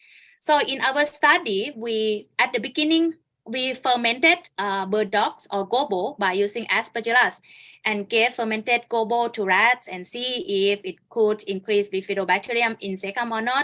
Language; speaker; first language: English; non-native, fluent; Japanese